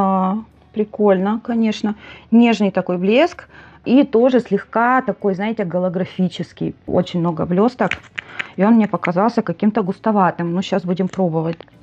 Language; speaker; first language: Russian; native; Russian